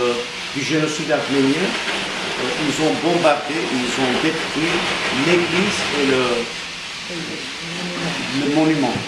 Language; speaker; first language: French; non-native, fluent; Armenian